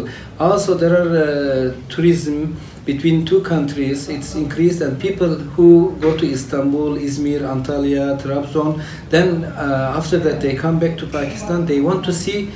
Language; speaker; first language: English; non-native, fluent; Turkish